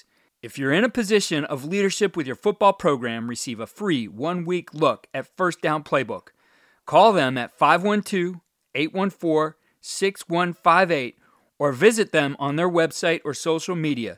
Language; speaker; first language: English; native; English